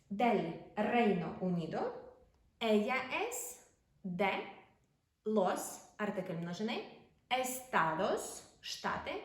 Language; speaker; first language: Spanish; non-native, fluent; Ukrainian